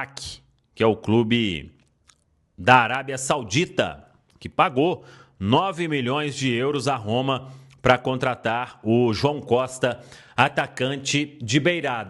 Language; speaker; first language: Portuguese; native; Portuguese